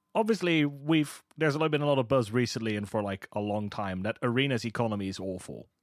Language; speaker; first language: English; non-native, fluent; Hebrew